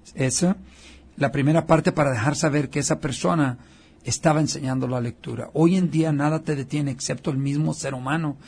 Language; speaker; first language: Spanish; early bilingual, heritage; Spanish